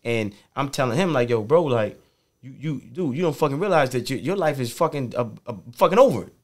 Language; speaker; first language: English; native; English